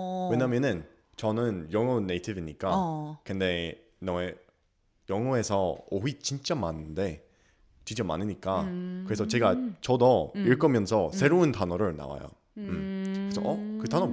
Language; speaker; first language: Korean; non-native, learner; English